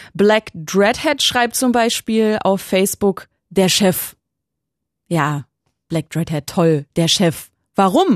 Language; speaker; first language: German; native; German